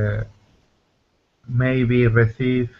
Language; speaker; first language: English; non-native, learner; Spanish